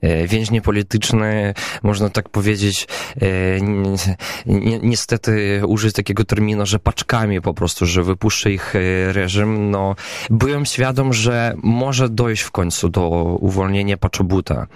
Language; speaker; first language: Polish; non-native, local second language; Belarusian